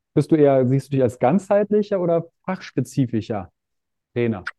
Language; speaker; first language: German; native; German